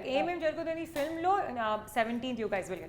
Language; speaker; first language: Telugu; non-native, learner; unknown